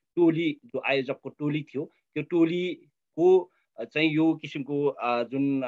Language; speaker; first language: Nepali; non-native, local second language; Sherpa